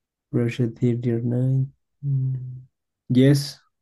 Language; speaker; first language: English; non-native, learner; Spanish